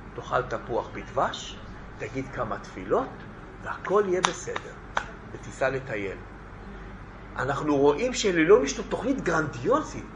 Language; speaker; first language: Hebrew; native; Hebrew